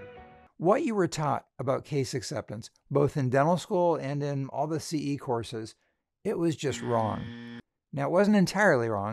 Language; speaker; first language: English; native; English